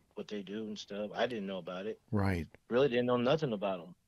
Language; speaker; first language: English; native; English